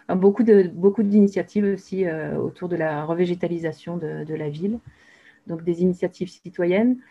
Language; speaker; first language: French; native; French